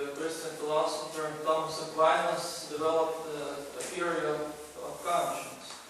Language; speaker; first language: English; non-native, fluent; Lithuanian